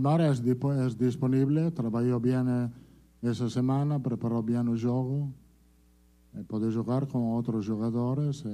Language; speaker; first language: Portuguese; non-native, fluent; Italian